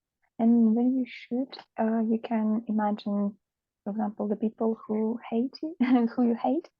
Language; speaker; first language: English; non-native, learner; Russian